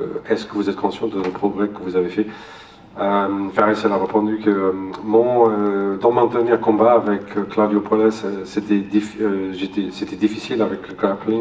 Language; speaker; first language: French; non-native, learner; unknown